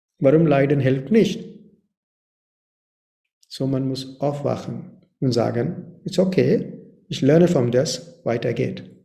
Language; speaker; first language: German; non-native, learner; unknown